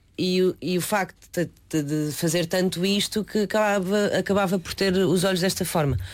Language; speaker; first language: Portuguese; early bilingual, other home language; Chinese